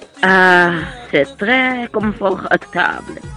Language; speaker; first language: French; non-native, learner; Dutch